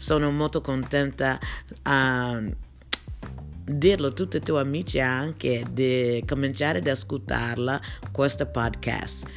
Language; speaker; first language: Italian; non-native, learner; English